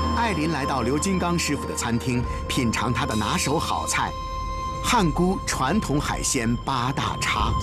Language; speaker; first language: Chinese; native; Chinese